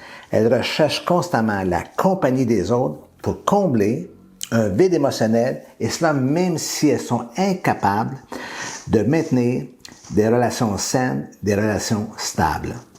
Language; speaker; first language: French; native; French